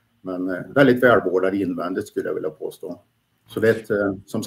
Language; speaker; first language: Swedish; native; Swedish